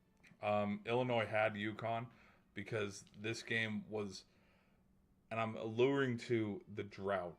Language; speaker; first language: English; native; English